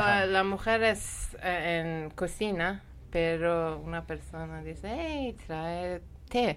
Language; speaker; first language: Spanish; non-native, learner; Persian